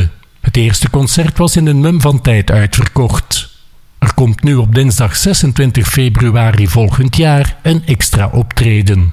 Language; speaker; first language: Dutch; native; Dutch